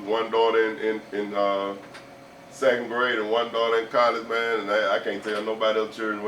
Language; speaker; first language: English; native; English